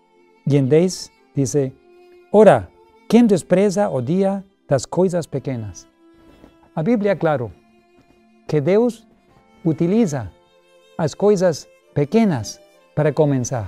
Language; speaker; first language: Portuguese; non-native, learner; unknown